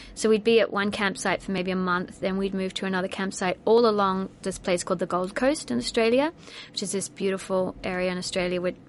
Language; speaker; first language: English; native; English